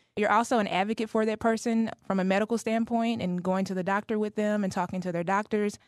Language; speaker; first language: English; native; English